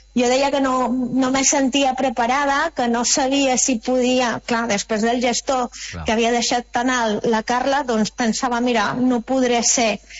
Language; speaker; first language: Catalan; non-native, fluent; Spanish